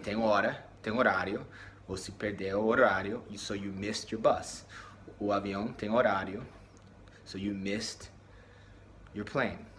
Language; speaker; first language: Portuguese; non-native, learner; English